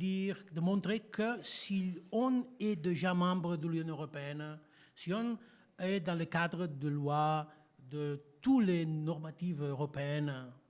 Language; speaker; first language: French; non-native, fluent; Catalan